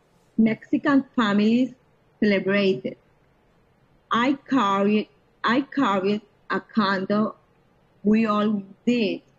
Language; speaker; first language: English; non-native, learner; Spanish